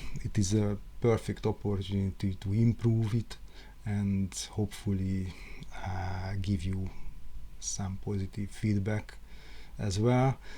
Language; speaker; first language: English; non-native, learner; Hungarian